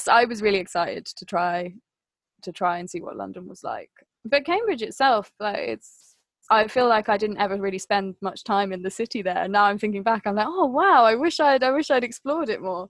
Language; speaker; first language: English; native; English